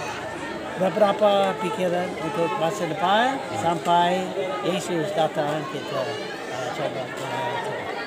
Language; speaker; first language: Indonesian; non-native, fluent; English